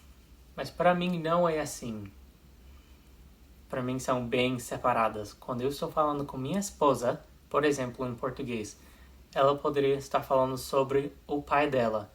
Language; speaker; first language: Portuguese; non-native, fluent; English